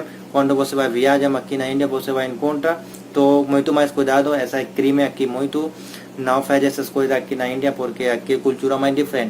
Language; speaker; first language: Portuguese; non-native, learner; Hindi